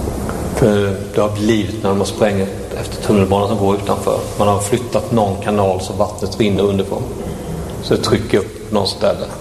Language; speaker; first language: Swedish; native; Swedish